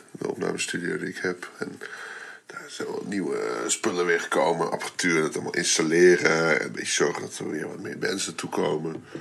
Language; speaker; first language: Dutch; native; Dutch